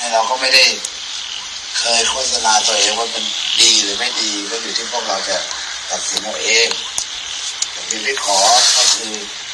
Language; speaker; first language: Thai; native; Thai